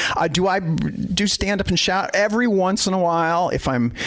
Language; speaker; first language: English; native; English